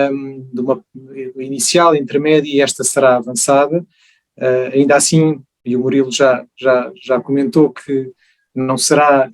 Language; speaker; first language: Portuguese; native; Portuguese